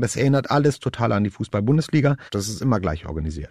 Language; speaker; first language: German; native; German